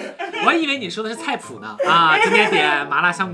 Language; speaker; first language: Chinese; native; Chinese